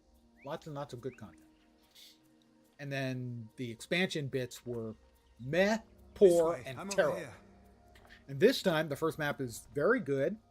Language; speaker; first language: English; native; English